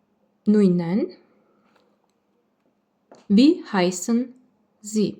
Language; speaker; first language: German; non-native, fluent; Armenian